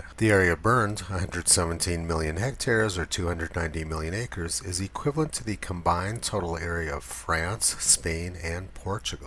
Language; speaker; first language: English; native; English